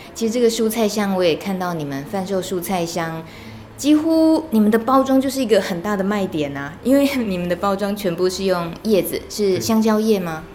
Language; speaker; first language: Chinese; native; Chinese